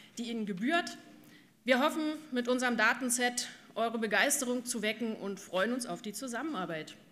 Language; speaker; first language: German; native; German